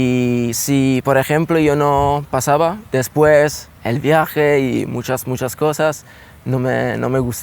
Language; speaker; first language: Spanish; non-native, learner; Italian